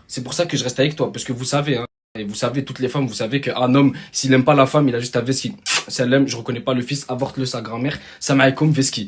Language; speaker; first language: French; native; French